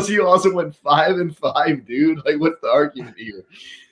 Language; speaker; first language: English; native; English